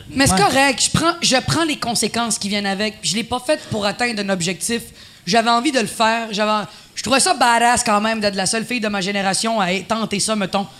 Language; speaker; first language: French; non-native, fluent; Spanish